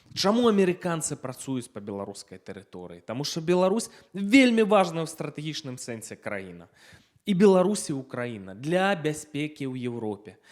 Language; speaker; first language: Belarusian; non-native, local second language; Russian